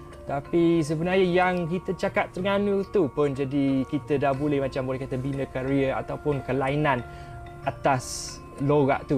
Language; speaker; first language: Malay; non-native, fluent; English